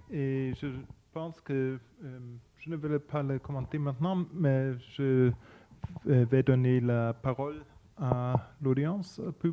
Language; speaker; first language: French; non-native, fluent; Spanish